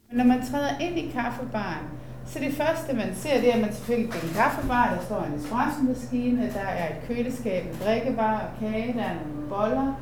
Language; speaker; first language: Danish; native; Danish